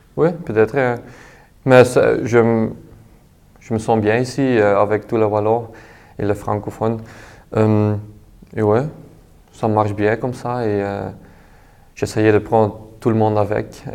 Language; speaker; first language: French; non-native, local second language; Dutch